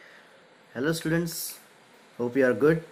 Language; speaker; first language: English; non-native, local second language; Marathi